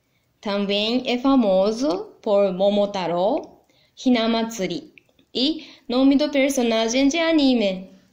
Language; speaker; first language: Portuguese; non-native, learner; Japanese